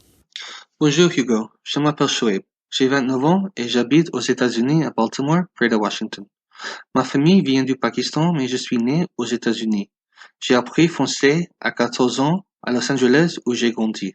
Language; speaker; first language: French; non-native, fluent; English